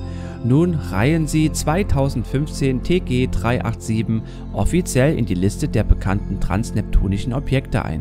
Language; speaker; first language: German; native; German